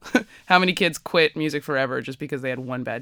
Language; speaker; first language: English; native; English